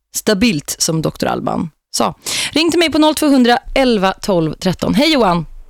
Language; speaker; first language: Swedish; native; Swedish